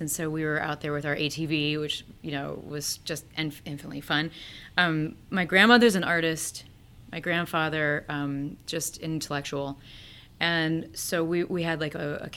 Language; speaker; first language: English; native; English